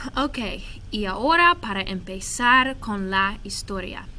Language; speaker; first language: Spanish; non-native, fluent; English